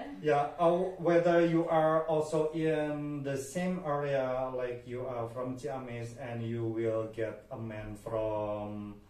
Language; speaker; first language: English; non-native, fluent; Indonesian